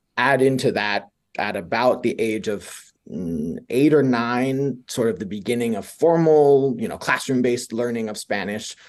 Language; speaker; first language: English; native; English